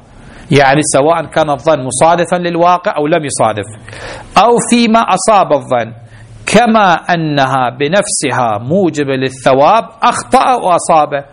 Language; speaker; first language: Arabic; native; Arabic